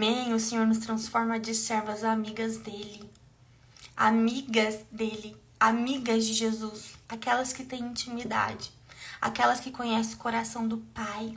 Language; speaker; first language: Portuguese; native; Portuguese